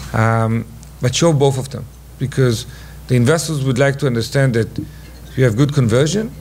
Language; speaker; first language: English; non-native, fluent; Hebrew